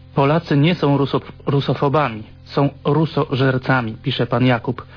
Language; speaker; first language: Polish; native; Polish